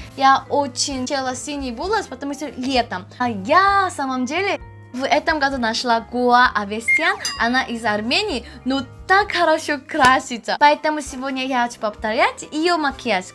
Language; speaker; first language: Russian; non-native, learner; Korean